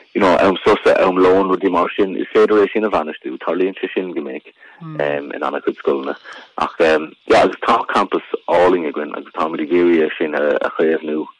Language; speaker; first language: Irish; non-native, local second language; English